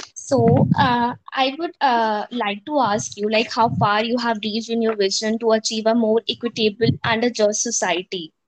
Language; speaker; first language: English; non-native, local second language; Hindi